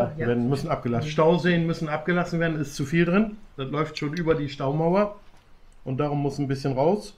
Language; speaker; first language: German; native; German